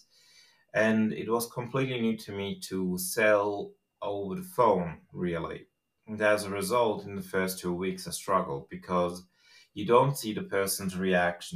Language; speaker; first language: English; non-native, fluent; Swiss German